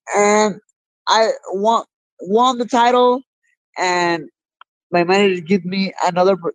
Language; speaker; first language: English; non-native, learner; Spanish